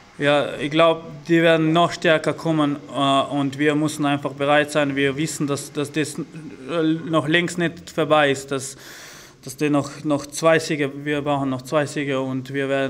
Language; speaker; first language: German; non-native, fluent; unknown